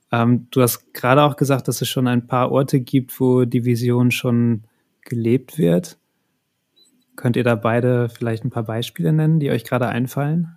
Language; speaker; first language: German; native; German